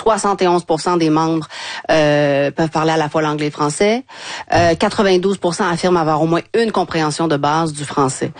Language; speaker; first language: French; native; French